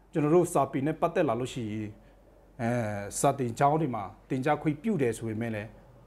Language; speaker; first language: Burmese; non-native, local second language; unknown